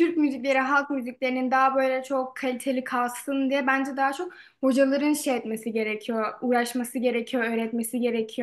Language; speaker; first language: Turkish; native; Turkish